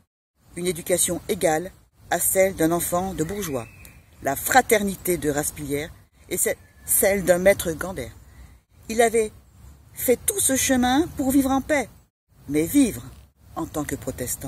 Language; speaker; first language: French; native; French